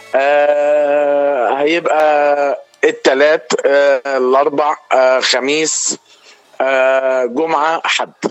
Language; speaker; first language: Arabic; native; Arabic